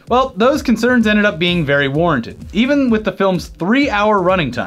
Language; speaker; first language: English; native; English